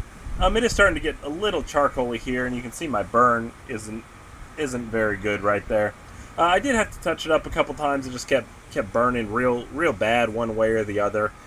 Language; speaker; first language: English; native; English